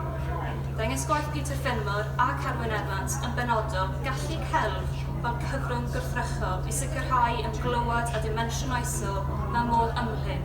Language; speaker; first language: Welsh; native; Welsh